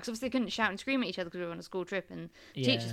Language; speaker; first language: English; native; English